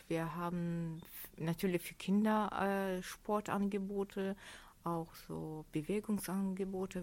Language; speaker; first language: German; non-native, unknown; Azerbaijani